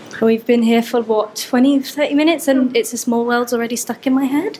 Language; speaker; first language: English; native; English